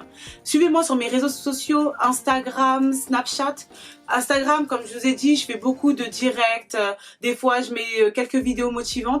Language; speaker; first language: French; native; French